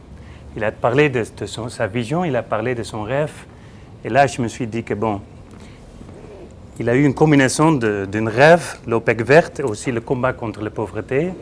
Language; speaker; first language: French; non-native, learner; Dutch